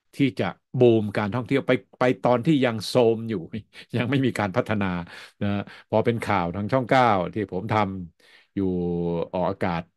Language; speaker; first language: Thai; native; Thai